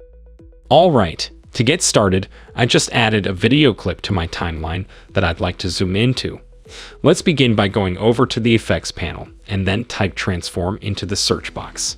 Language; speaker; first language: English; native; English